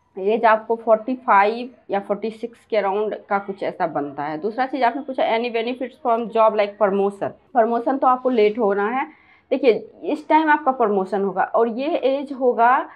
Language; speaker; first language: Hindi; native; Hindi